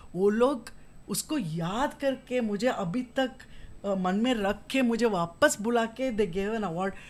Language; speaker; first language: Hindi; non-native, local second language; Kannada